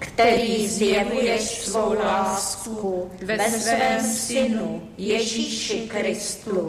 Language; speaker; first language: Czech; native; Czech